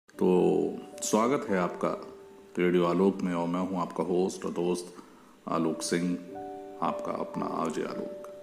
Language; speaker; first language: Hindi; native; Hindi